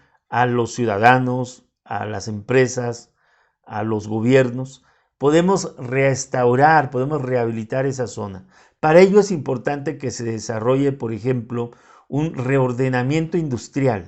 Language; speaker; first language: Spanish; native; Spanish